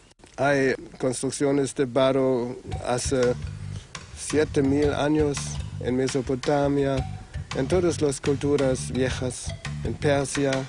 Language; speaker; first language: Spanish; non-native, fluent; German